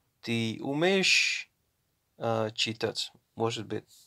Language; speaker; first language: Russian; non-native, learner; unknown